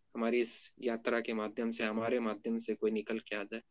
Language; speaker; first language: Hindi; native; Hindi